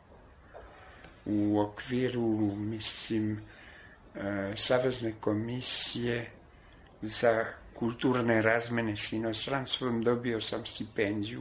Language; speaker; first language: Serbian; non-native, fluent; French